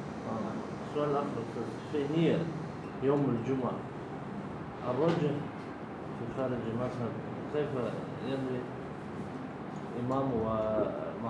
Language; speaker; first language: Arabic; non-native, learner; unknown